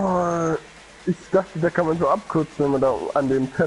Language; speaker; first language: German; native; German